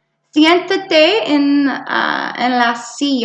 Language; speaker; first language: Spanish; non-native, fluent; English